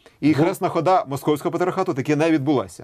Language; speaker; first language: Ukrainian; native; Ukrainian